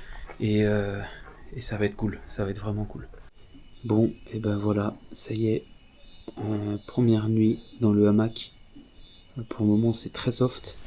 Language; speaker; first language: French; native; French